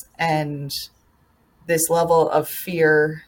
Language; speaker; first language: English; native; English